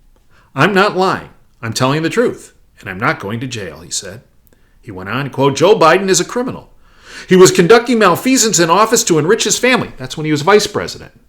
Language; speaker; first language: English; native; English